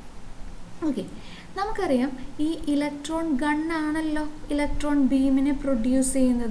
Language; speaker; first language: Malayalam; native; Malayalam